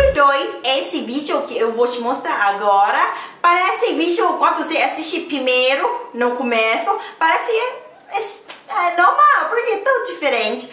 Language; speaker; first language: Portuguese; non-native, learner; Thai